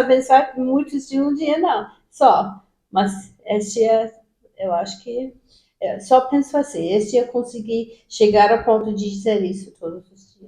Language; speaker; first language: Portuguese; non-native, fluent; English